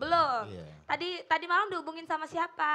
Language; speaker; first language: Indonesian; native; Indonesian